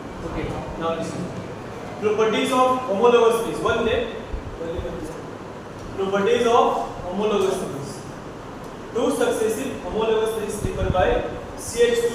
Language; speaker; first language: English; non-native, local second language; Hindi